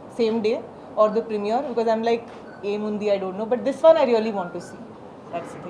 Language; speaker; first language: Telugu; non-native, learner; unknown